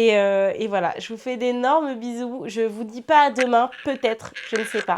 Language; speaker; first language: French; native; French